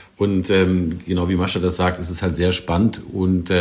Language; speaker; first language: German; native; German